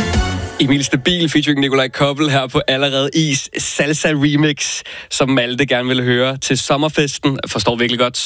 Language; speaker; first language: Danish; native; Danish